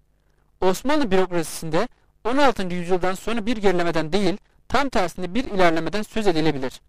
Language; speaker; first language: Turkish; native; Turkish